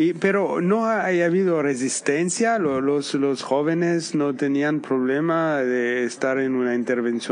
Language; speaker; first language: Spanish; non-native, fluent; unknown